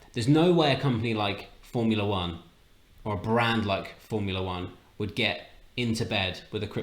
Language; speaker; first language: English; native; English